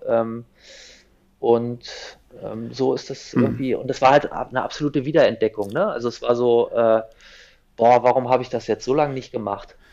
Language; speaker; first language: German; native; German